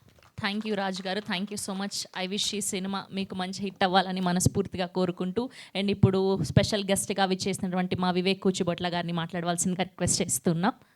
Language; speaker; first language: Telugu; native; Telugu